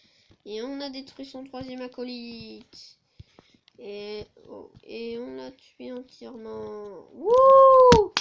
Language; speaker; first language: French; native; French